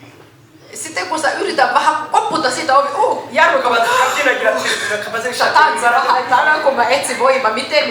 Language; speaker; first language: Finnish; non-native, learner; Kinyarwanda